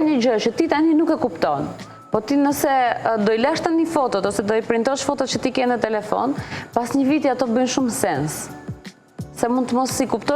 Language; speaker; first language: Albanian; native; Albanian